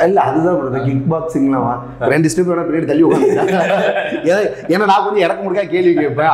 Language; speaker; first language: Tamil; native; Tamil